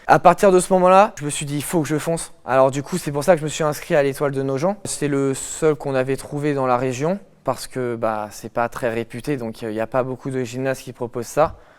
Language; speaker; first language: French; native; French